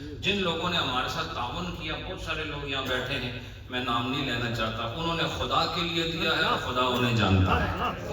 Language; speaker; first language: Urdu; non-native, local second language; Punjabi